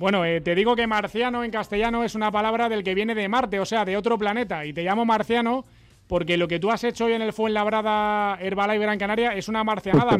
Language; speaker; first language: Spanish; native; Spanish